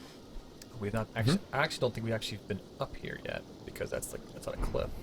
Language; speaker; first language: English; native; English